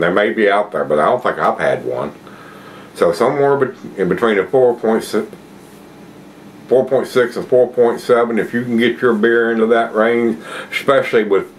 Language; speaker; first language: English; native; English